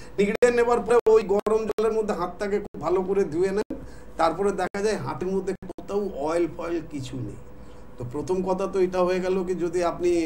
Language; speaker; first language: Bangla; non-native, local second language; Hindi